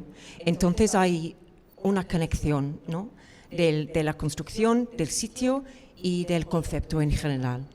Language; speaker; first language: Spanish; non-native, fluent; English